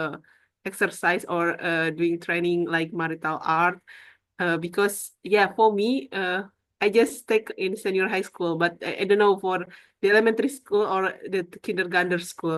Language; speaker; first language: English; non-native, learner; Indonesian